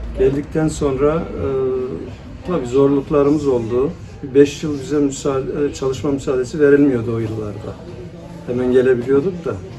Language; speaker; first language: Turkish; native; Turkish